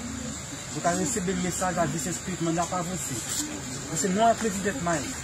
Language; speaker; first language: Portuguese; non-native, learner; Haitian Creole